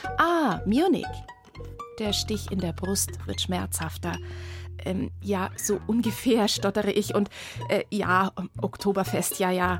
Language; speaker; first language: German; native; German